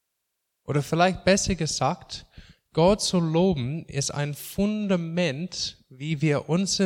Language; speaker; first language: German; non-native, fluent; English